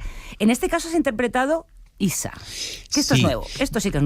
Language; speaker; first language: Spanish; native; Spanish